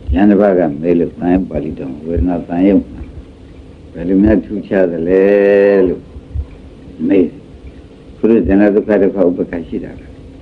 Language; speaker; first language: Burmese; native; Burmese